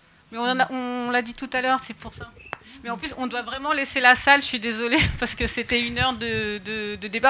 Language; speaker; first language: French; native; French